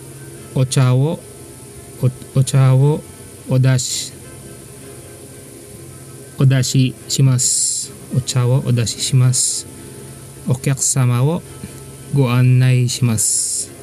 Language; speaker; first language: Japanese; non-native, fluent; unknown